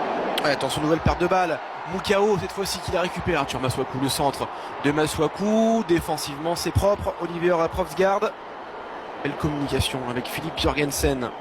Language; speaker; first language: French; native; French